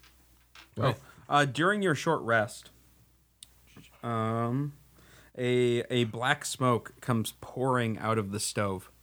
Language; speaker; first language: English; native; English